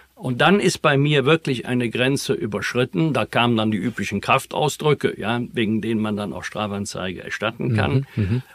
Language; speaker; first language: German; native; German